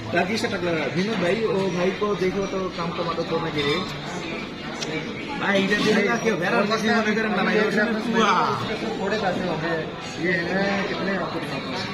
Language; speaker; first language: Hindi; non-native, learner; Bangla